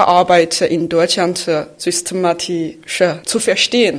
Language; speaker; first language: German; non-native, fluent; Chinese